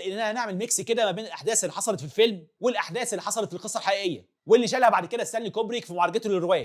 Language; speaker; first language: Arabic; native; Arabic